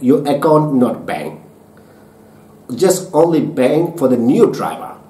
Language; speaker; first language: English; non-native, learner; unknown